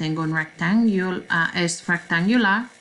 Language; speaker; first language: Spanish; non-native, learner; English